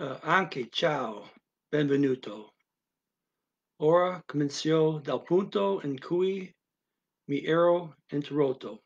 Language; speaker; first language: Italian; non-native, learner; Dutch